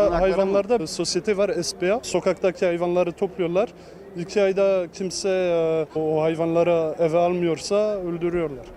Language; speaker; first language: Turkish; early bilingual, heritage; Turkish